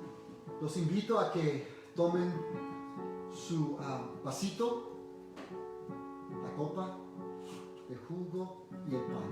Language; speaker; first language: Spanish; early bilingual, heritage; Spanish